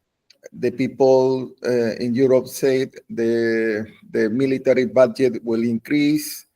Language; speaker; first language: English; non-native, learner; Spanish